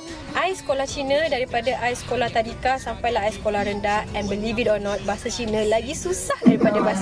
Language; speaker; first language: Malay; native; Malay